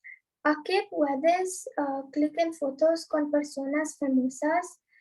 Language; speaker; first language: Spanish; non-native, learner; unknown